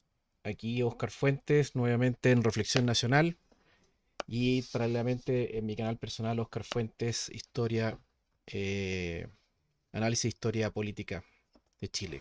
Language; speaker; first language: Spanish; native; Spanish